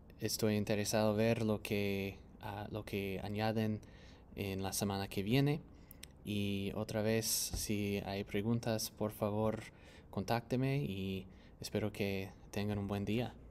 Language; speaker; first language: Spanish; non-native, fluent; English